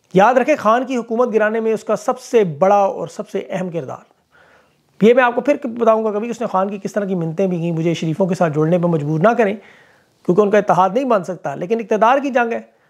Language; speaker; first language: Urdu; native; Urdu